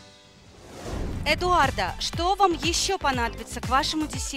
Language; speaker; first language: Russian; native; Russian